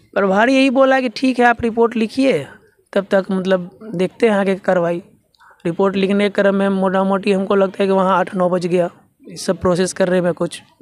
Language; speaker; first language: Hindi; native; Hindi